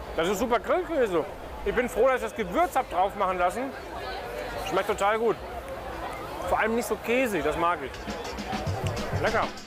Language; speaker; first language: German; native; German